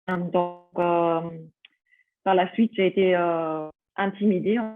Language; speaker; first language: French; non-native, fluent; German